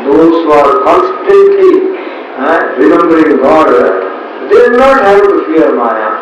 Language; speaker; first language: English; non-native, local second language; Hindi